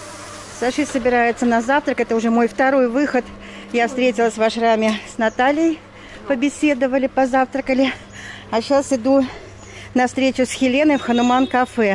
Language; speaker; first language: Russian; native; Russian